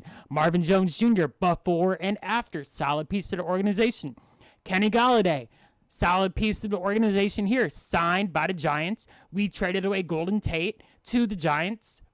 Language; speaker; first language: English; native; English